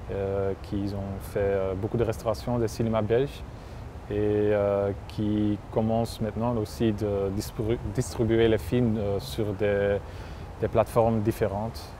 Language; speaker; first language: French; non-native, local second language; Dutch